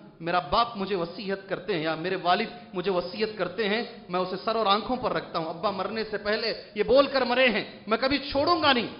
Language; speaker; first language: Urdu; native; Urdu